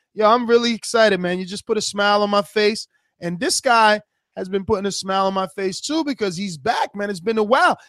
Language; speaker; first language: English; early bilingual, other home language; Spanish